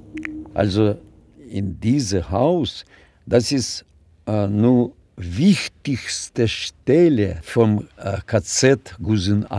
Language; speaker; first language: German; non-native, learner; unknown